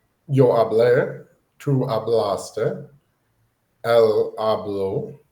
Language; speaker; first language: Spanish; non-native, learner; English